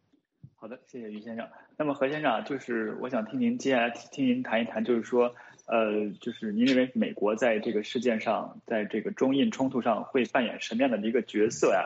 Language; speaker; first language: Chinese; native; Chinese